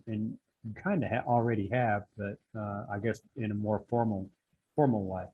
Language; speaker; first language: English; native; English